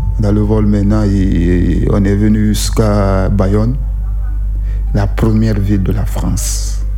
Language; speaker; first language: French; non-native, local second language; Susu